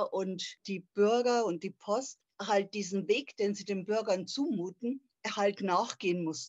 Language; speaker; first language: German; native; German